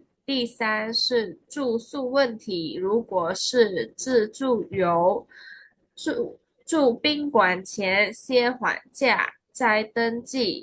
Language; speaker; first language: Chinese; non-native, fluent; Khmer